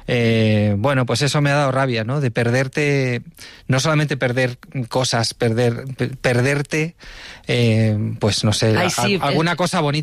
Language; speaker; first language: Spanish; native; Spanish